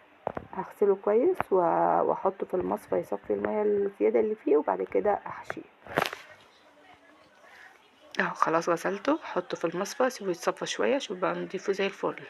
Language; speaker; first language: Arabic; native; Arabic